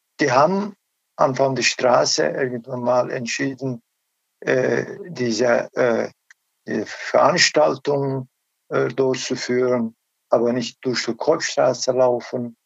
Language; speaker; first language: German; non-native, learner; Turkish